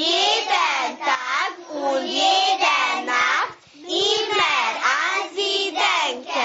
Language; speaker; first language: German; non-native, learner; Hungarian